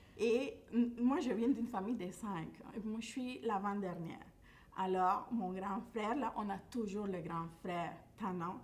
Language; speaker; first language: French; non-native, fluent; Spanish